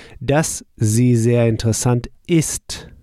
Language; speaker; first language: German; non-native, fluent; English